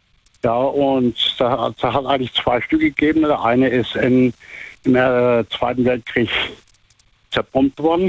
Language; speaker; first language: German; native; German